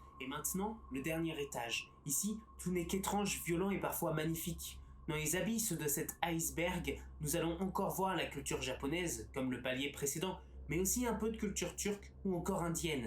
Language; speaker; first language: French; native; French